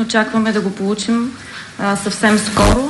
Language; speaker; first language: Bulgarian; native; Bulgarian